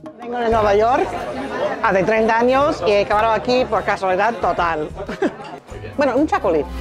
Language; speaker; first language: Spanish; non-native, fluent; English